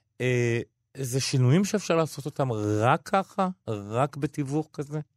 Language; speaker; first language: Hebrew; native; Hebrew